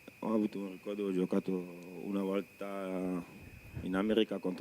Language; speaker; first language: Italian; non-native, learner; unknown